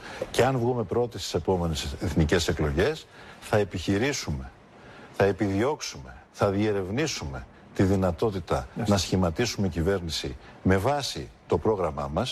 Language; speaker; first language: Greek; native; Greek